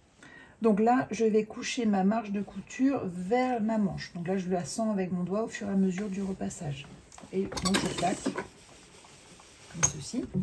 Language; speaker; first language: French; native; French